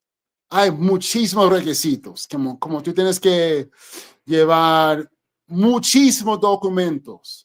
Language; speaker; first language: Spanish; non-native, fluent; English